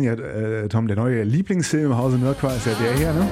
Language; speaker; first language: German; native; German